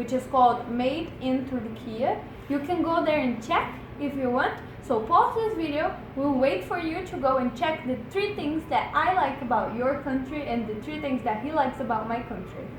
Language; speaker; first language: English; non-native, fluent; Portuguese